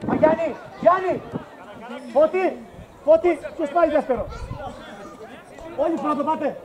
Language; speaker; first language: Greek; native; Greek